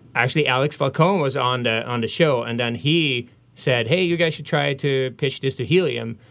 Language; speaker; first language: English; non-native, fluent; Swedish